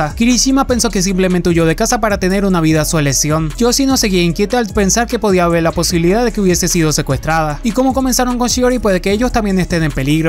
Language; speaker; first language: Spanish; native; Spanish